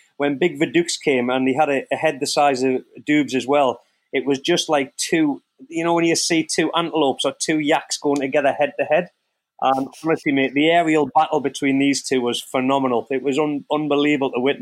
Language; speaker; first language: English; native; English